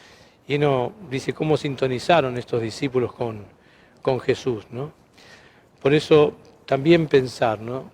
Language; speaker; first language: Spanish; native; Spanish